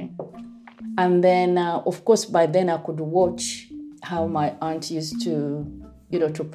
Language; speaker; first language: English; non-native, local second language; Ganda